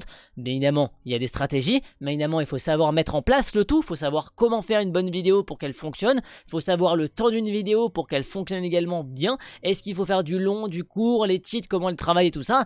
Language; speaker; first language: French; native; French